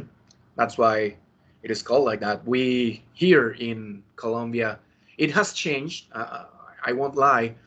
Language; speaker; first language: English; non-native, fluent; Spanish